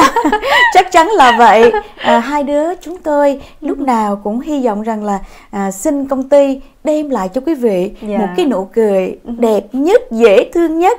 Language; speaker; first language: Vietnamese; native; Vietnamese